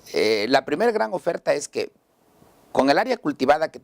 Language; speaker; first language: Spanish; native; Spanish